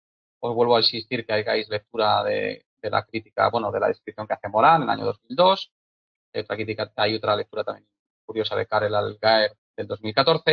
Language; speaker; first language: Spanish; native; Spanish